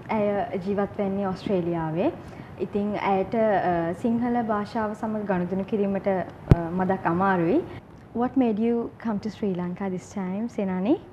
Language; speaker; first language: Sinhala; native; Sinhala